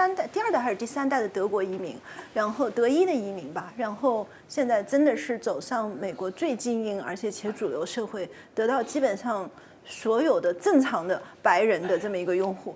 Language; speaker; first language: Chinese; native; Chinese